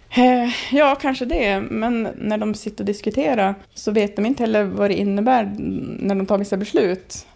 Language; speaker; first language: Swedish; native; Swedish